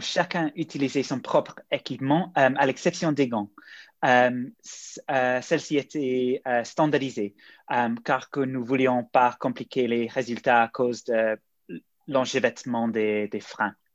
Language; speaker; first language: French; non-native, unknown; English